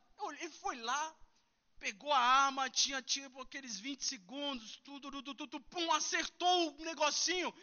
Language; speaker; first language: Portuguese; early bilingual, heritage; Portuguese